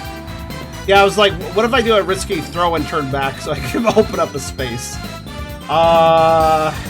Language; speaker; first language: English; native; English